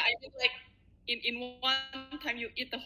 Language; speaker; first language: English; non-native, fluent; Indonesian